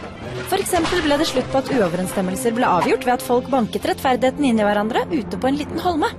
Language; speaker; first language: Norwegian; native; Norwegian